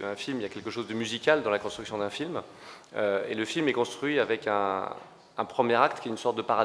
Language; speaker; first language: French; native; French